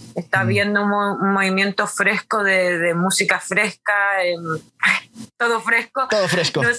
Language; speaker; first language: Spanish; native; Spanish